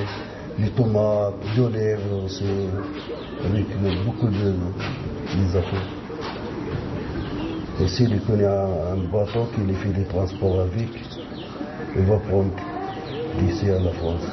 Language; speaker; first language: French; non-native, learner; Arabic